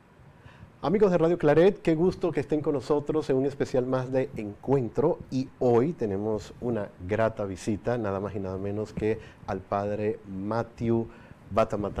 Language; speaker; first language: Spanish; native; Spanish